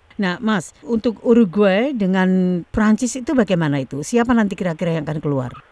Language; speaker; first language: Indonesian; native; Indonesian